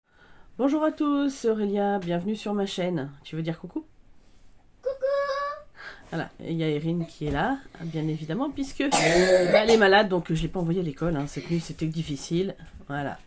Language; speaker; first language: French; native; French